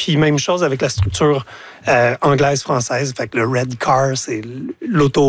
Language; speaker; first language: French; native; French